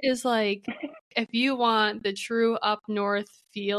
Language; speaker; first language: English; native; English